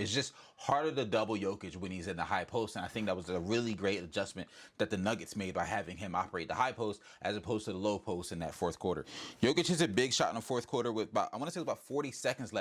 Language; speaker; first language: English; native; English